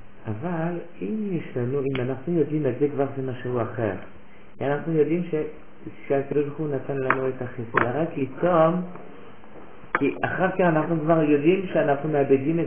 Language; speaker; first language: Hebrew; non-native, fluent; French